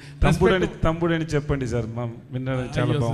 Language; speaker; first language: Telugu; non-native, learner; Tamil